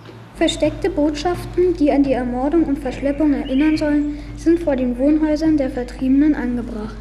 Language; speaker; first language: German; native; German